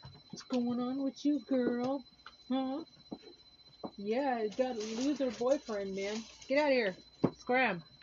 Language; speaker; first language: English; native; English